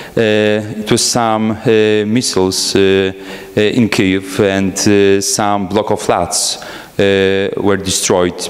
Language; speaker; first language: English; non-native, fluent; Polish